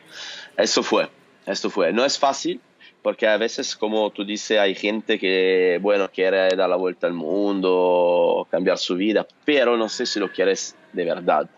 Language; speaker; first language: Spanish; non-native, fluent; Italian